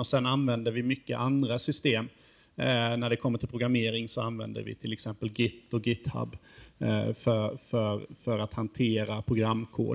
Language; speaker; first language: Swedish; native; Swedish